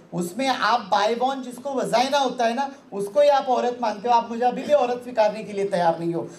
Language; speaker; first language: Hindi; non-native, local second language; Marathi